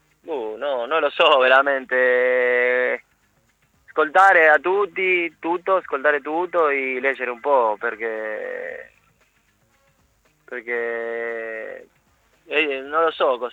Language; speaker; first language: Italian; non-native, learner; Spanish